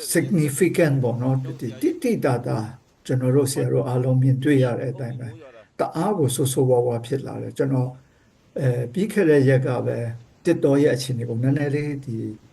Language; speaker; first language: Burmese; non-native, local second language; Kachin